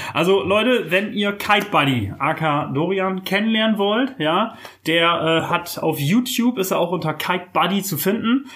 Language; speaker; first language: German; native; German